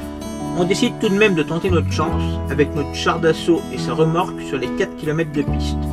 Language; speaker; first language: French; native; French